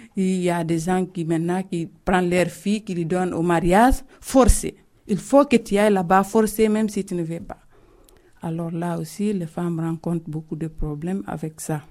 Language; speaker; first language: French; non-native, local second language; Fula